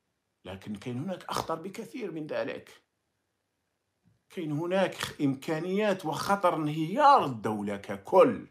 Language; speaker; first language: Arabic; native; Arabic